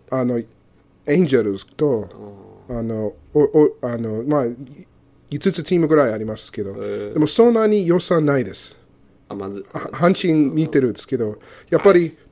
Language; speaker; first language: Japanese; non-native, learner; English